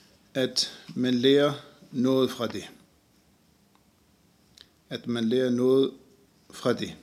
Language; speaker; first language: Danish; non-native, fluent; Arabic